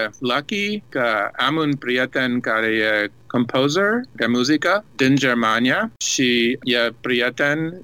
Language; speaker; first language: Romanian; early bilingual, heritage; Romanian